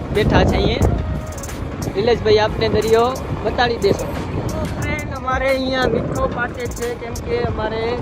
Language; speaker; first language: Gujarati; native; Gujarati